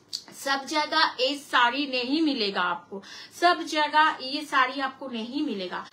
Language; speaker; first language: Hindi; non-native, local second language; Bangla